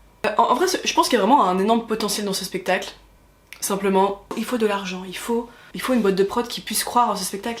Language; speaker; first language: French; native; French